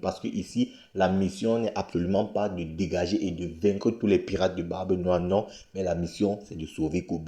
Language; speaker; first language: French; native; French